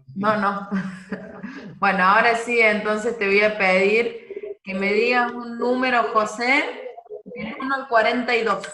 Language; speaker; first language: Spanish; native; Spanish